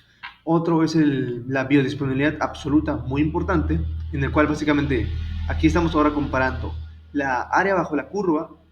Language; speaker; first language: Spanish; native; Spanish